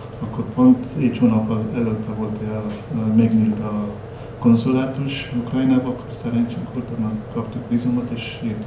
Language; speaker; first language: Hungarian; non-native, learner; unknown